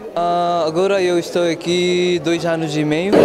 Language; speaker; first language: Portuguese; non-native, learner; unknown